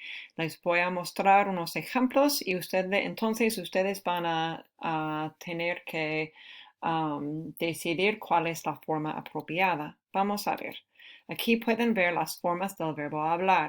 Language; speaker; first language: Spanish; non-native, fluent; English